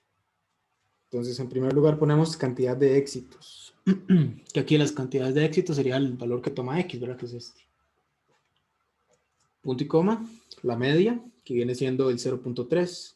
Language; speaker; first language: Spanish; native; Spanish